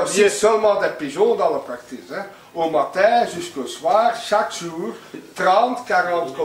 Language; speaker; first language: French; non-native, local second language; Dutch